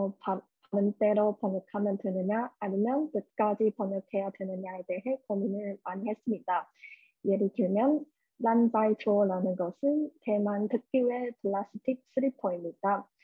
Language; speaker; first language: Korean; non-native, fluent; Chinese